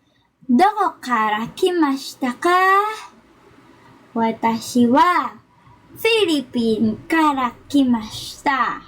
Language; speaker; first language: Japanese; non-native, learner; Filipino